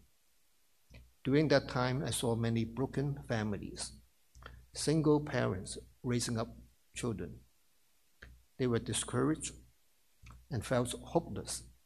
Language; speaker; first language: English; non-native, local second language; Cantonese